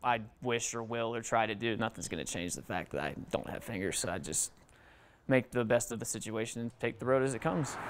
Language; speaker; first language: English; native; English